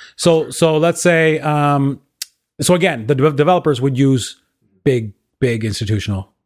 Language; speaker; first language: English; native; English